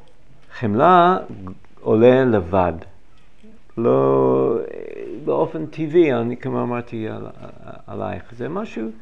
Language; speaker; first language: Hebrew; non-native, fluent; English